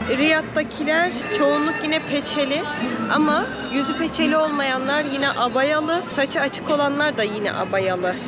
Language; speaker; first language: Turkish; native; Turkish